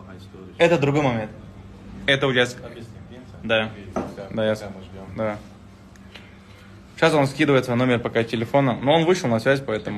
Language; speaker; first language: Russian; native; Russian